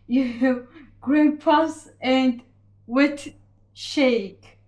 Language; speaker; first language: English; non-native, learner; Georgian